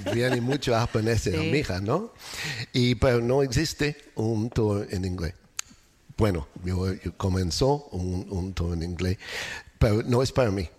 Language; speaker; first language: Spanish; non-native, learner; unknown